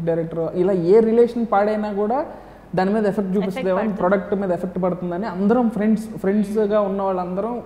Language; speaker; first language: Telugu; native; Telugu